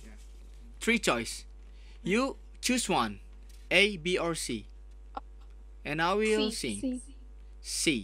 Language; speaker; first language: English; non-native, learner; Indonesian